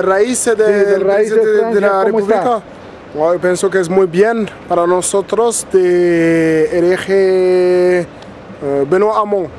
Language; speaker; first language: Spanish; non-native, learner; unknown